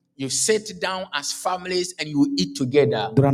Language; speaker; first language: English; non-native, local second language; Akan